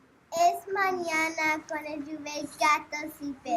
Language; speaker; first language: Spanish; non-native, learner; English